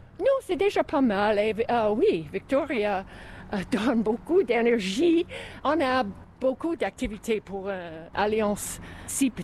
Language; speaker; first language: French; non-native, fluent; English